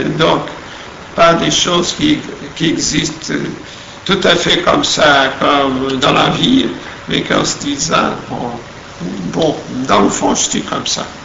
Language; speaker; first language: French; non-native, fluent; Portuguese